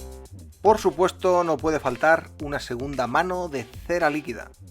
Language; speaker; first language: Spanish; native; Spanish